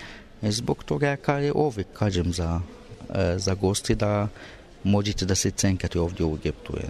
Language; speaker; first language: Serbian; non-native, learner; Arabic